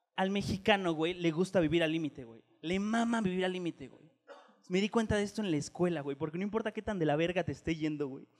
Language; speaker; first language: Spanish; native; Spanish